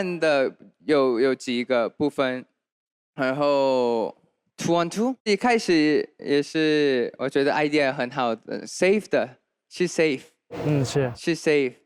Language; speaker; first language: Chinese; non-native, fluent; Thai